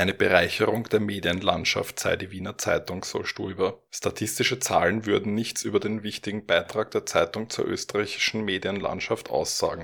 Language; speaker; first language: German; native; German